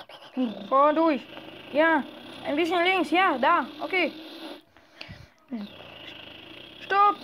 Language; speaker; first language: German; non-native, learner; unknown